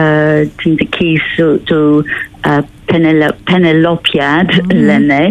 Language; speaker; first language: Greek; non-native, learner; English